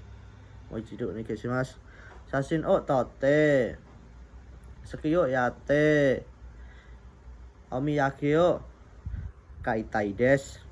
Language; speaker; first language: Japanese; non-native, learner; Indonesian